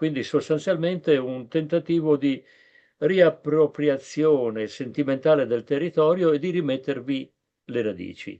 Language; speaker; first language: Italian; native; Italian